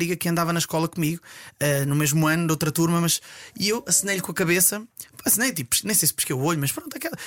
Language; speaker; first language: Portuguese; native; Portuguese